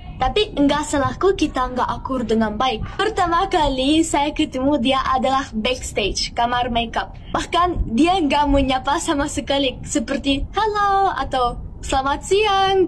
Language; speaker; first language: Indonesian; non-native, fluent; German